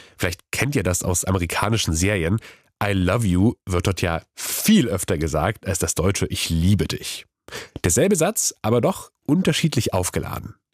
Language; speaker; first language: German; non-native, fluent; Polish